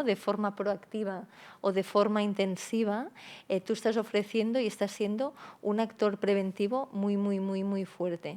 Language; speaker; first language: Catalan; native; Catalan